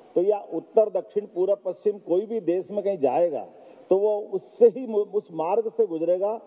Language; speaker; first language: Hindi; native; Hindi